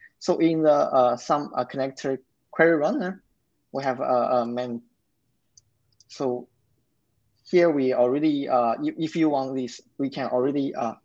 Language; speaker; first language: English; non-native, learner; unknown